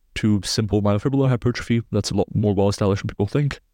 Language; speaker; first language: English; non-native, fluent; German